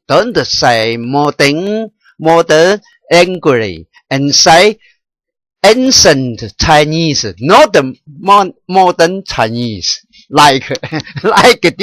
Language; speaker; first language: English; non-native, learner; Chinese